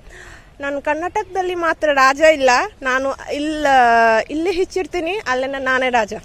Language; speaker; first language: Kannada; non-native, local second language; Bangla